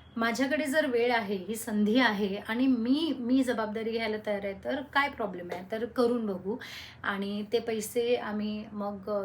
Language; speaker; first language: Marathi; non-native, local second language; Hindi